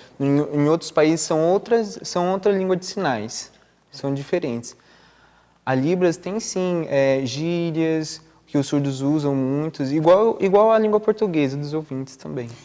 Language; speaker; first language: Portuguese; non-native, local second language; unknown